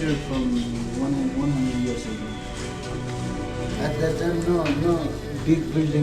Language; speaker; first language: English; non-native, learner; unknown